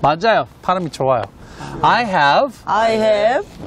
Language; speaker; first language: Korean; non-native, fluent; English